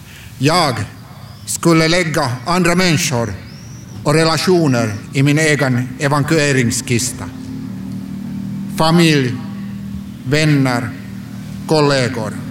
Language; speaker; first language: Swedish; non-native, local second language; Finnish